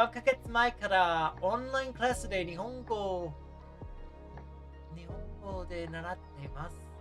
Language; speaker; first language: Japanese; non-native, learner; English